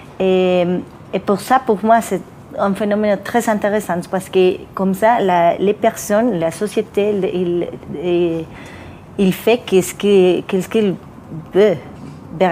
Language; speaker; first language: French; non-native, fluent; Spanish